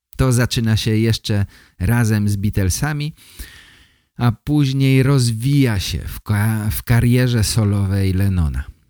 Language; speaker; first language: Polish; native; Polish